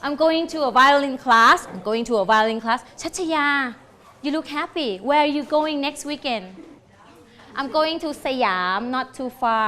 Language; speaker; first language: English; non-native, fluent; Thai